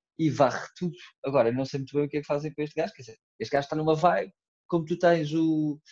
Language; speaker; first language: Portuguese; native; Portuguese